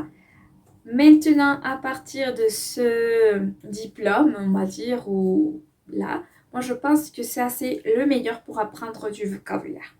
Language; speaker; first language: French; non-native, fluent; Spanish